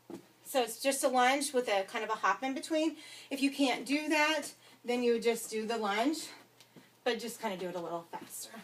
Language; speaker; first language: English; native; English